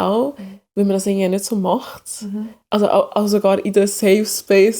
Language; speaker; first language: German; early bilingual, other home language; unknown